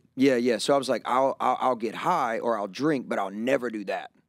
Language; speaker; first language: English; native; English